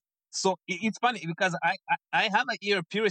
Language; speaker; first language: English; non-native, fluent; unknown